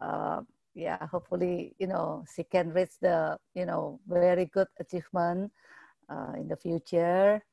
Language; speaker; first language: English; non-native, learner; Indonesian